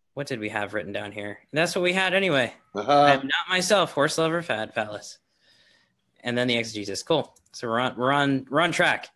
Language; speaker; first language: English; native; English